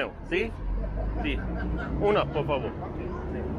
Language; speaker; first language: Portuguese; non-native, learner; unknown